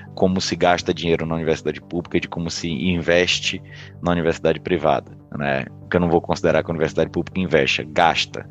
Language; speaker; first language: Portuguese; native; Portuguese